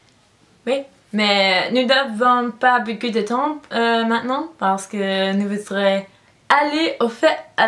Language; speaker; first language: French; non-native, learner; English